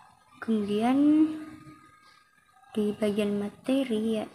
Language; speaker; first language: Indonesian; native; Indonesian